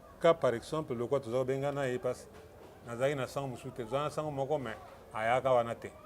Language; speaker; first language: Lingala; native; Lingala